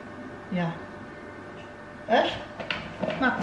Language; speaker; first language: German; non-native, learner; Filipino